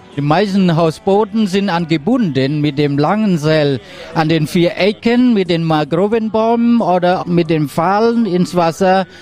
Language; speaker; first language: German; non-native, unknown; Khmer